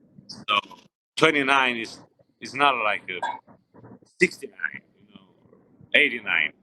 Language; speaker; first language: English; non-native, learner; Romanian